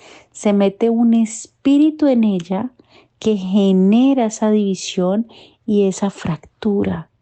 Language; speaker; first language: Spanish; native; Spanish